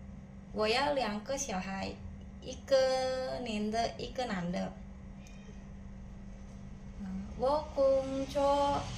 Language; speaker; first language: Chinese; non-native, learner; Indonesian